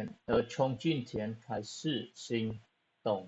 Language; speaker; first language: Chinese; non-native, fluent; Khmer